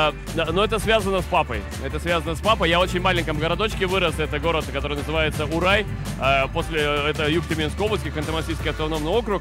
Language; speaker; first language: Russian; native; Russian